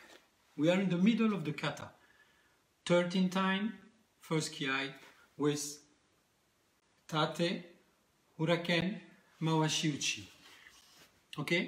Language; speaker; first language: English; non-native, learner; French